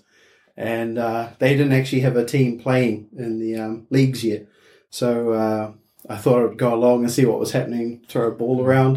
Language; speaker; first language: English; native; English